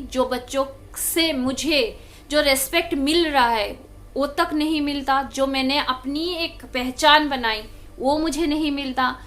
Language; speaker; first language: Hindi; non-native, local second language; Bangla